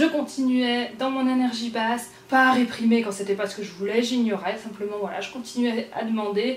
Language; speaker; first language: French; native; French